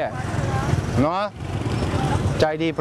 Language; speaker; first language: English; non-native, learner; Thai